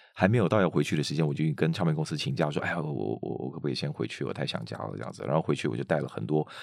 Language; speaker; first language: Chinese; non-native, local second language; Hakka Chinese